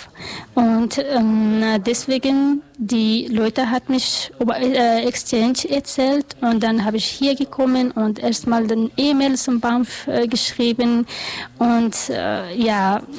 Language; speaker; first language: German; non-native, learner; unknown